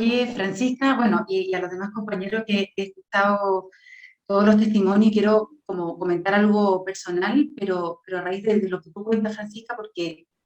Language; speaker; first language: Spanish; native; Spanish